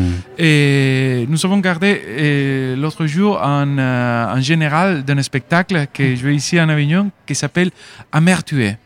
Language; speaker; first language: French; non-native, fluent; Spanish